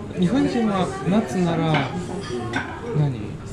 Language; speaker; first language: Japanese; non-native, fluent; Latvian